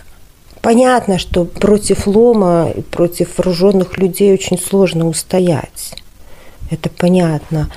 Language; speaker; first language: Russian; native; Russian